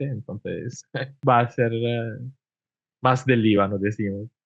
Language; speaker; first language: Spanish; non-native, fluent; Arabic